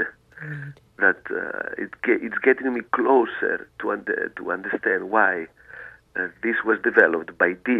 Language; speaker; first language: English; non-native, fluent; Greek